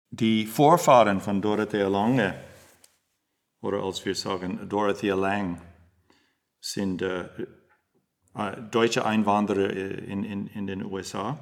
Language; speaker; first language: German; non-native, fluent; English